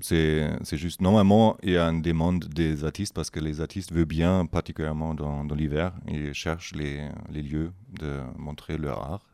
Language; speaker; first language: French; non-native, fluent; German